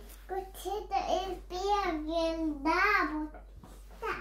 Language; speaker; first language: Swedish; early bilingual, other home language; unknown